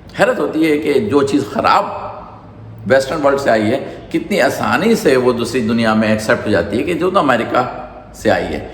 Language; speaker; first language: Urdu; native; Urdu